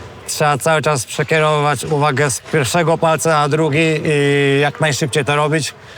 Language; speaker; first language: Polish; native; Polish